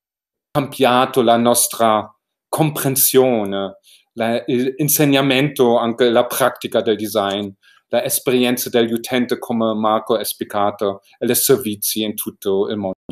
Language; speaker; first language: Italian; non-native, learner; German